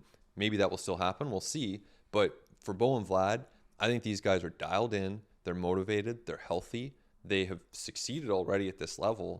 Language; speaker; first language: English; native; English